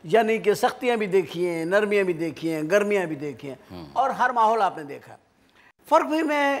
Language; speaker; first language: Urdu; native; Urdu